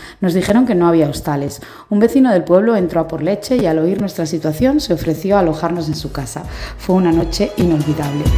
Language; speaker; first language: Spanish; native; Spanish